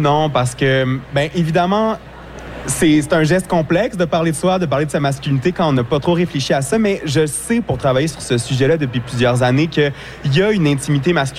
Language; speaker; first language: French; native; French